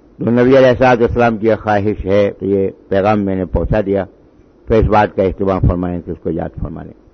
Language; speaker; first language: Urdu; native; Urdu